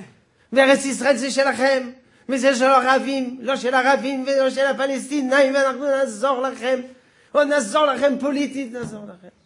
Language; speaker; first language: Hebrew; non-native, fluent; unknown